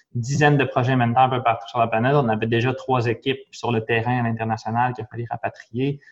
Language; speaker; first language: French; native; French